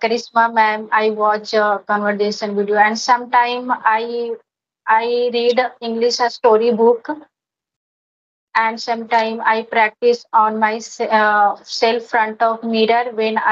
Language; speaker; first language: English; non-native, learner; Hindi